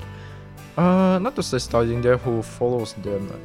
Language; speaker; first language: English; non-native, local second language; Min Nan Chinese